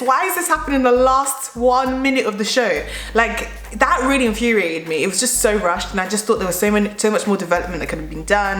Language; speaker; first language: English; native; English